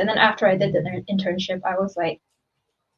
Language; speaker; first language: English; non-native, local second language; Cantonese